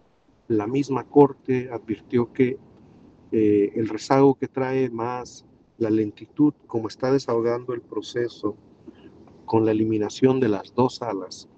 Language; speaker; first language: Spanish; native; Spanish